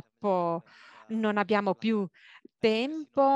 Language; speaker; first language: Italian; native; Italian